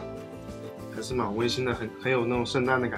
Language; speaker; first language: Chinese; native; Chinese